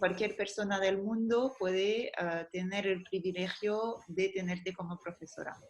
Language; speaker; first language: Spanish; non-native, fluent; French